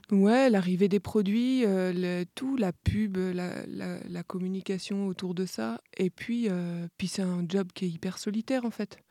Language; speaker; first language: French; native; French